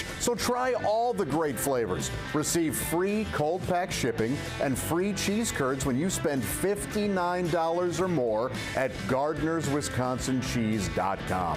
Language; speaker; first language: English; native; English